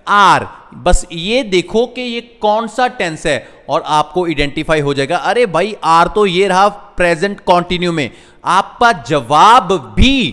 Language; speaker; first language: Hindi; non-native, local second language; Punjabi